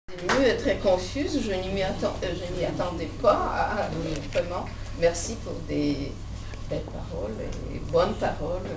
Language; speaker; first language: French; non-native, fluent; Georgian